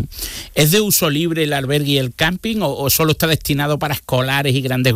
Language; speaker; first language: Spanish; native; Spanish